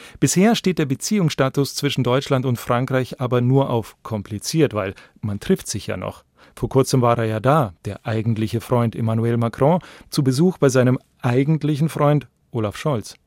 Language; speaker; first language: German; native; German